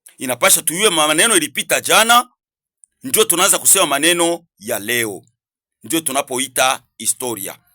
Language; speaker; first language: Swahili; native; Swahili